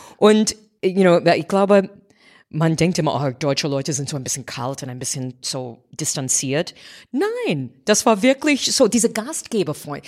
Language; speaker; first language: German; non-native, fluent; English